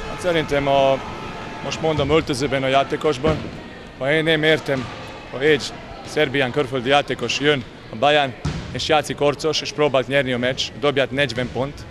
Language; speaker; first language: Hungarian; non-native, learner; Serbian